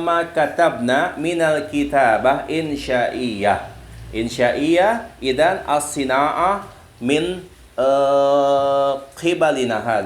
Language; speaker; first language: Arabic; non-native, fluent; Indonesian